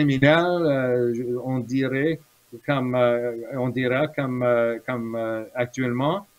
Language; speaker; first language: French; non-native, fluent; English